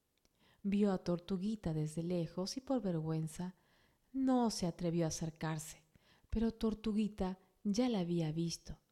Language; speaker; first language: Spanish; native; Spanish